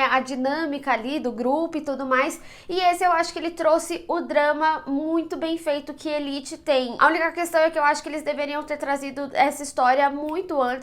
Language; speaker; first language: Portuguese; native; Portuguese